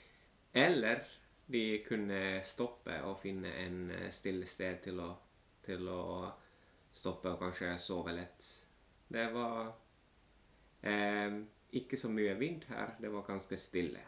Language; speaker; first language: Norwegian; non-native, fluent; Finnish